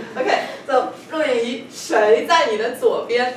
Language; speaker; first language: Chinese; non-native, fluent; English